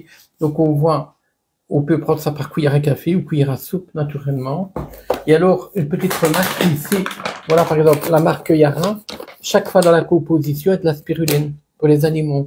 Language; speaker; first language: French; native; French